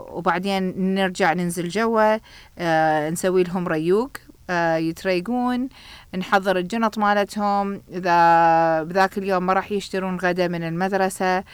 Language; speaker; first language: Arabic; early bilingual, heritage; Arabic